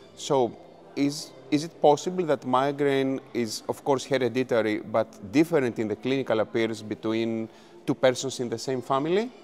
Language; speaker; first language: English; non-native, fluent; Greek